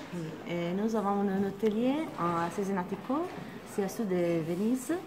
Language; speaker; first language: French; non-native, learner; Italian